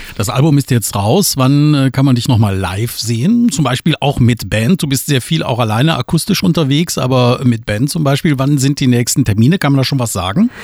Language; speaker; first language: German; native; German